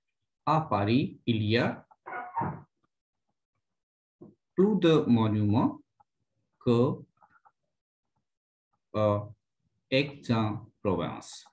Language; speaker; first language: French; non-native, fluent; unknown